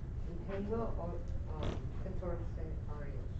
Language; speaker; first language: Spanish; non-native, learner; English